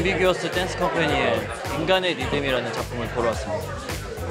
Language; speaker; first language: Korean; native; Korean